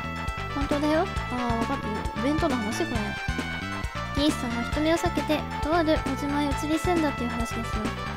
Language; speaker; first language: Japanese; native; Japanese